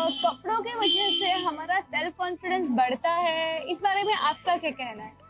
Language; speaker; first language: Hindi; non-native, local second language; Marathi